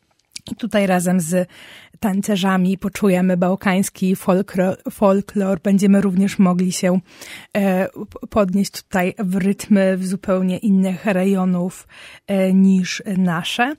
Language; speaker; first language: Polish; native; Polish